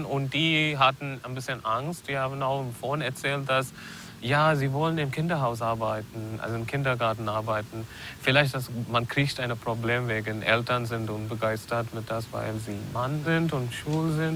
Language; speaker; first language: German; non-native, learner; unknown